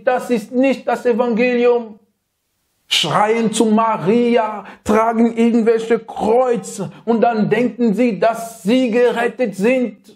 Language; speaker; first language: German; non-native, learner; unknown